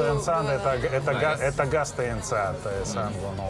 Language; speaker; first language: Basque; non-native, learner; Russian